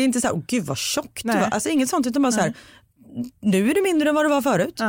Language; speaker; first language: Swedish; native; Swedish